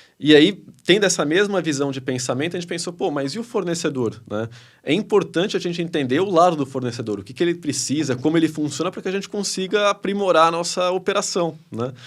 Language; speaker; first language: Portuguese; early bilingual, other home language; Spanish